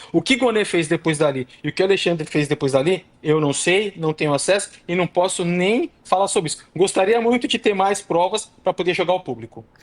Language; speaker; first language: Portuguese; native; Portuguese